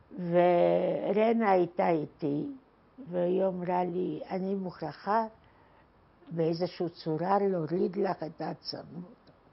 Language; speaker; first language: Hebrew; non-native, fluent; Polish